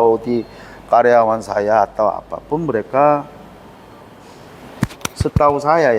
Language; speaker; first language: Indonesian; non-native, learner; Korean